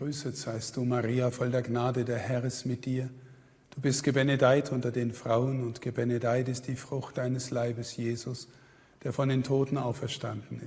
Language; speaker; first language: German; native; German